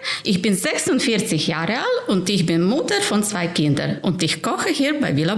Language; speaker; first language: German; non-native, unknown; Ukrainian